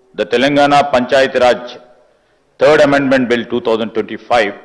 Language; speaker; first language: English; non-native, local second language; Telugu